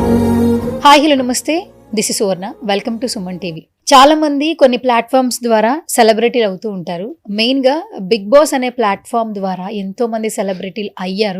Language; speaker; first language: Telugu; native; Telugu